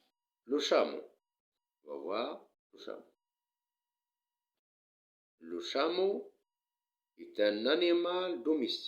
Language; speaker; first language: French; non-native, local second language; Arabic